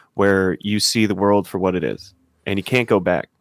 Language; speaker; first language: English; native; English